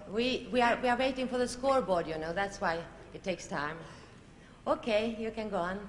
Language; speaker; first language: English; non-native, fluent; Swedish